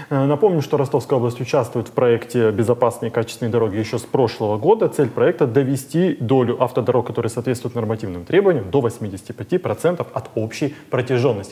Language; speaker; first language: Russian; native; Russian